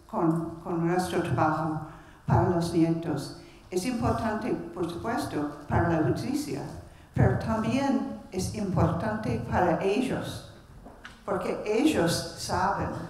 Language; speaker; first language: Spanish; non-native, learner; English